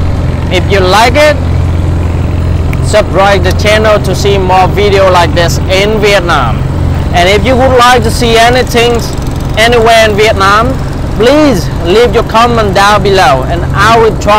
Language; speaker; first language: English; non-native, fluent; Vietnamese